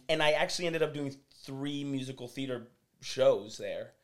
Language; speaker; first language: English; early bilingual, other home language; French